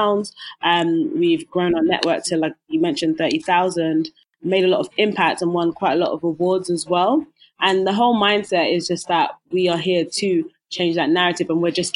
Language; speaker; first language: English; native; English